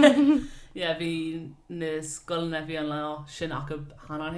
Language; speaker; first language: Irish; non-native, local second language; English